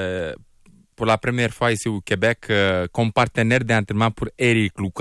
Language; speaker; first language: French; non-native, fluent; Romanian